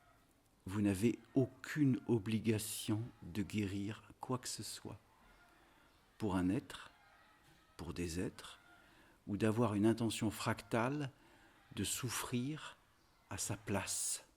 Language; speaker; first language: French; native; French